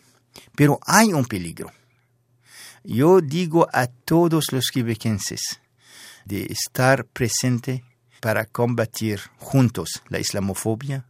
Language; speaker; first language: Spanish; non-native, fluent; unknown